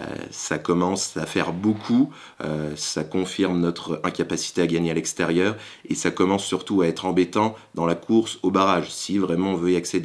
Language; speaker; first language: French; native; French